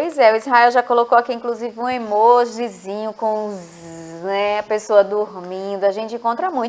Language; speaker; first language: Portuguese; native; Portuguese